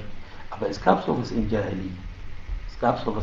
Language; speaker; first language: German; non-native, fluent; Arabic